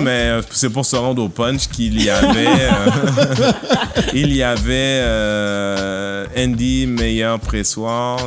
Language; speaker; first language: French; early bilingual, heritage; French